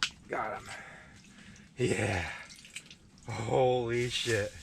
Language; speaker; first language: English; native; English